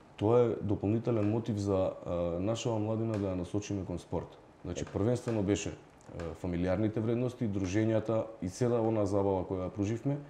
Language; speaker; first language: Macedonian; native; Macedonian